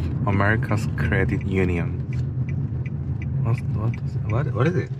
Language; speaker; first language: English; non-native, learner; Korean